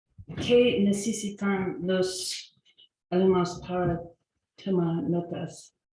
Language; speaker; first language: Spanish; non-native, learner; English